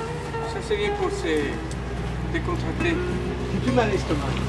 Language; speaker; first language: French; non-native, fluent; Spanish